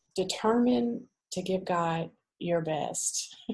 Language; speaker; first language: English; native; English